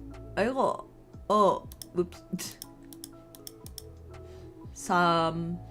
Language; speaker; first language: Korean; non-native, learner; English